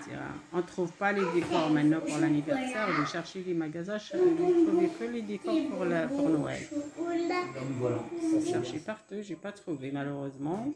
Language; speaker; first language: French; non-native, local second language; Arabic